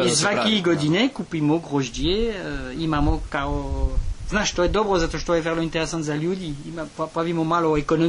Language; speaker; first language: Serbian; non-native, learner; French